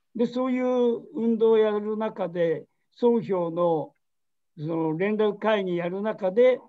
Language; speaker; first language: Japanese; native; Japanese